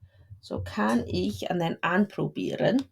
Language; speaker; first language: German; non-native, fluent; English